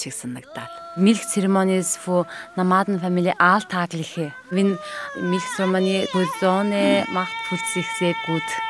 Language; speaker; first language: German; non-native, learner; Mongolian